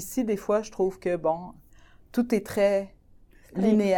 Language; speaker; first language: French; native; French